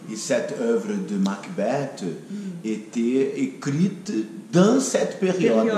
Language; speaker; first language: French; non-native, fluent; Portuguese